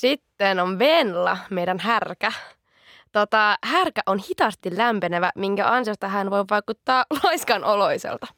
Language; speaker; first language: Finnish; native; Finnish